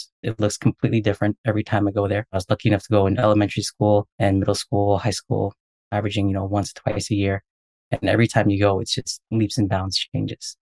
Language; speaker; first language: English; native; English